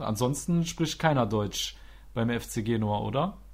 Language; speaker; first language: German; native; German